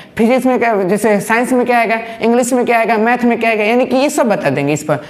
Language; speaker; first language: Hindi; native; Hindi